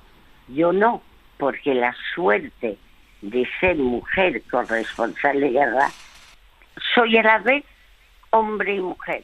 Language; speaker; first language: Spanish; early bilingual, other home language; French